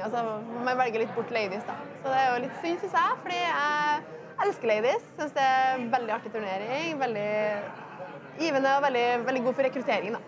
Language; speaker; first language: Norwegian; native; Norwegian